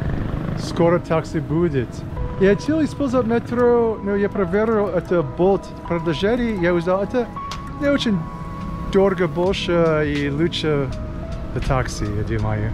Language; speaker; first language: Russian; non-native, learner; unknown